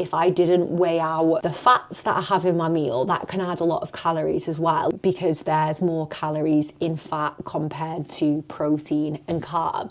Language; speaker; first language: English; native; English